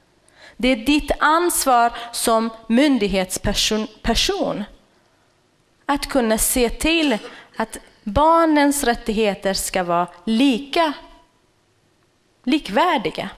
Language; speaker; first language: Swedish; non-native, fluent; Kurdish